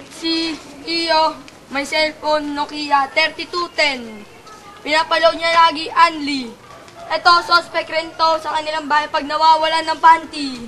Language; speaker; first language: Filipino; native; Filipino